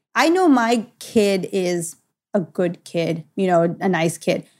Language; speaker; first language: English; native; English